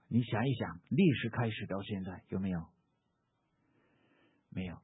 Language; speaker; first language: Chinese; non-native, fluent; English